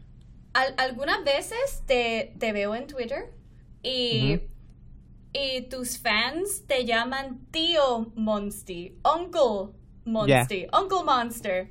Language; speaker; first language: Spanish; non-native, fluent; English